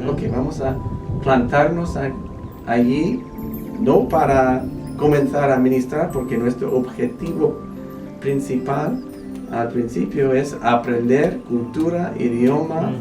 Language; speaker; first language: Spanish; non-native, fluent; English